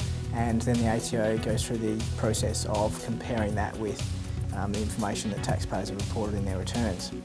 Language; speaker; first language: English; native; English